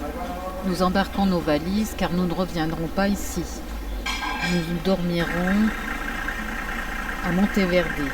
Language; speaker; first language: French; native; French